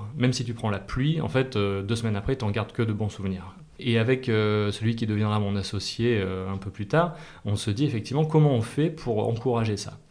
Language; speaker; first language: French; native; French